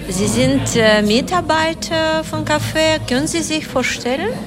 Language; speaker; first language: German; non-native, learner; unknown